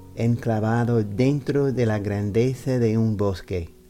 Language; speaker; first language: Spanish; non-native, fluent; English